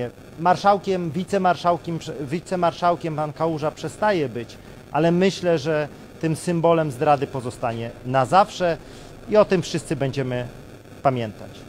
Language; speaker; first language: Polish; native; Polish